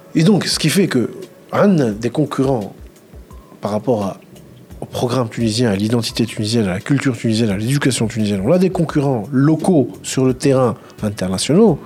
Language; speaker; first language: French; non-native, local second language; Arabic